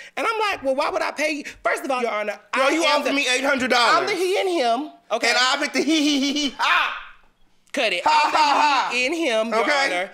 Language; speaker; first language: English; native; English